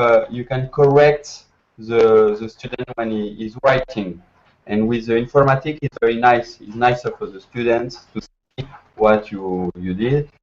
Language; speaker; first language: English; non-native, learner; French